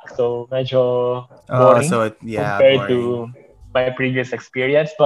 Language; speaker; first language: English; non-native, local second language; Bikol